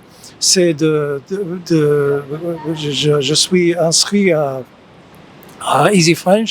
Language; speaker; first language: French; early bilingual, heritage; English